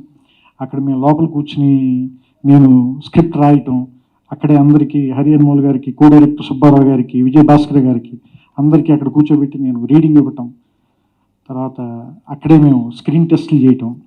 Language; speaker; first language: Telugu; native; Telugu